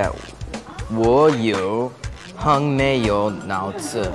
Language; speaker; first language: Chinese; non-native, learner; English